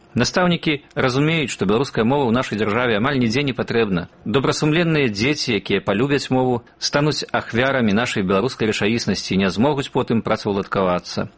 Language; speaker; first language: Belarusian; native; Belarusian